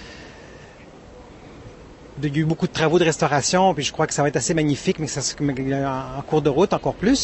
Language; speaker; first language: French; native; French